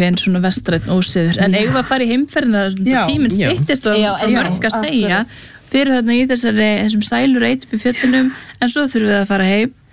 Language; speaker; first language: Icelandic; native; Icelandic